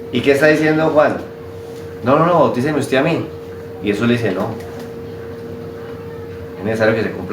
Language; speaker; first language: Spanish; native; Spanish